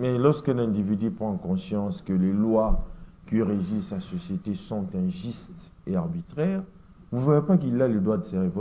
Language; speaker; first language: French; non-native, local second language; Lingala